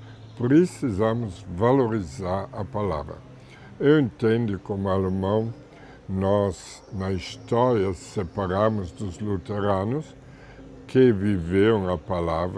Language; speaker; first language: Portuguese; non-native, fluent; German